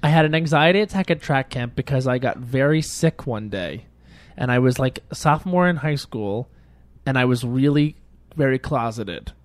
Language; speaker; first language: English; native; English